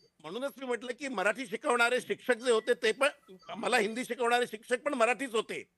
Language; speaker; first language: Marathi; non-native, local second language; Hindi